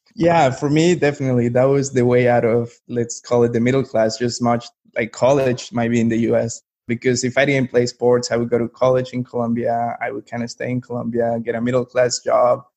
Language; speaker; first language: English; non-native, fluent; Spanish